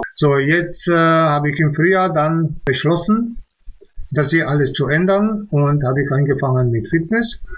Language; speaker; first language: German; non-native, fluent; Czech